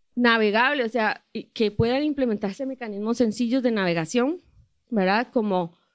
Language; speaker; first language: Spanish; native; Spanish